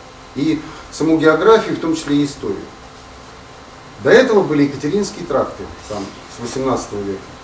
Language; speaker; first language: Russian; native; Russian